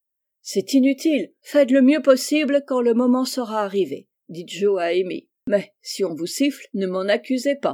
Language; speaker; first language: French; native; French